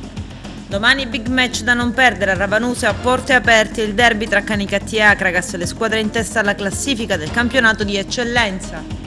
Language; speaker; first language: Italian; native; Italian